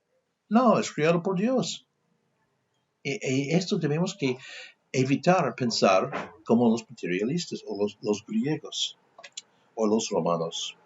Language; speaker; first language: Spanish; non-native, fluent; English